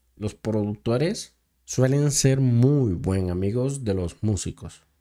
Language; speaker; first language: Spanish; native; Spanish